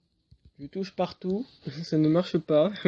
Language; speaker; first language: French; native; French